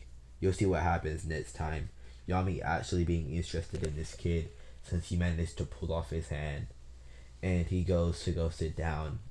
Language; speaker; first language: English; native; English